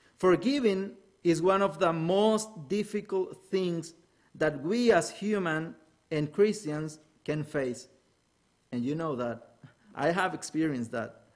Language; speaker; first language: English; non-native, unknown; Spanish